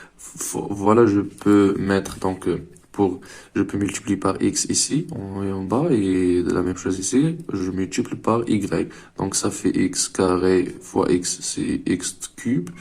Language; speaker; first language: French; non-native, local second language; Arabic